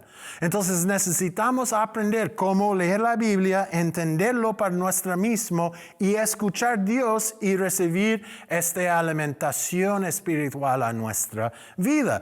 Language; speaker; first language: Spanish; non-native, learner; English